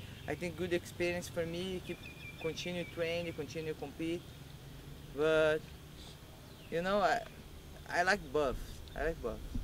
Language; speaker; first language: English; non-native, learner; Portuguese